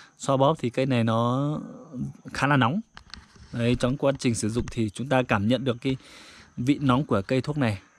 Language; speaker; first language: Vietnamese; non-native, local second language; Iu Mien